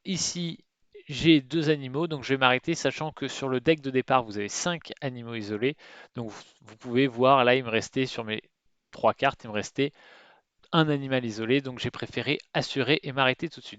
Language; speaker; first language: French; native; French